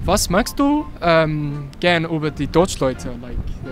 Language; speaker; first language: German; non-native, learner; English